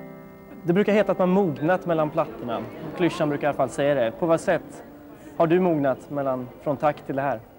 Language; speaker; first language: Swedish; native; Swedish